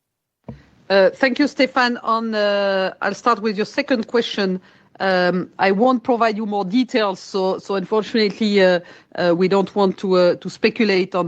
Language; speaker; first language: English; non-native, fluent; French